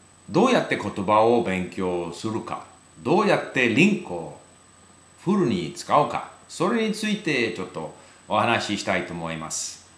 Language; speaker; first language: Japanese; non-native, fluent; English